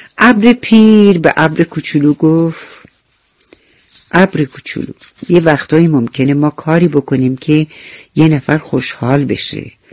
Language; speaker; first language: Persian; native; Persian